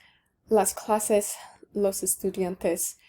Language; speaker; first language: Spanish; non-native, learner; English